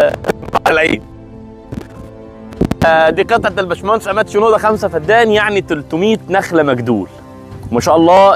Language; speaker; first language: Arabic; native; Arabic